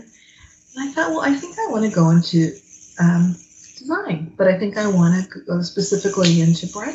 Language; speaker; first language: English; native; English